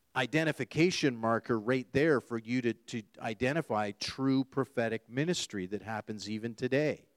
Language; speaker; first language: English; native; English